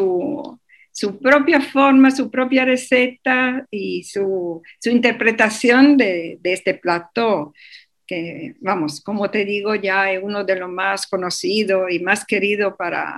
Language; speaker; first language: Spanish; native; Spanish